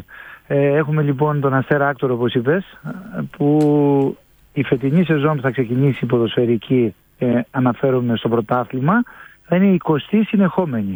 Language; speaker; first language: Greek; native; Greek